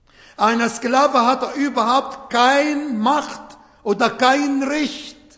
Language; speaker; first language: German; non-native, fluent; Arabic